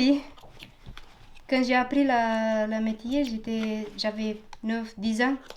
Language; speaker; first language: French; non-native, learner; Romanian